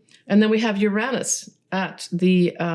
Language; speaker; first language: English; native; English